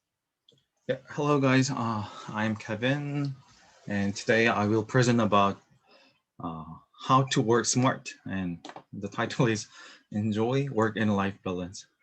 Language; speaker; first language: English; non-native, learner; Korean